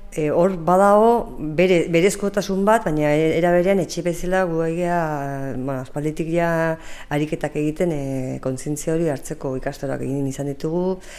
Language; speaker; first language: Basque; native; Basque